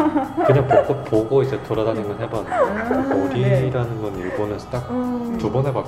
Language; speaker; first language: Korean; native; Korean